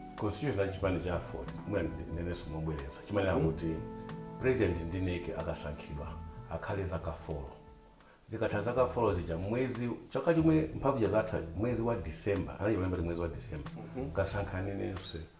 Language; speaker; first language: Nyanja; non-native, local second language; Tumbuka